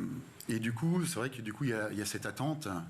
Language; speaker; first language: French; native; French